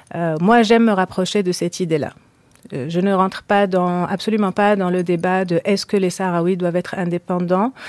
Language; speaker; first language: French; non-native, local second language; Arabic